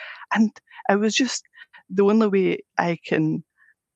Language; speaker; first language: English; native; English